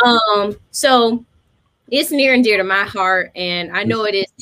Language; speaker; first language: English; native; English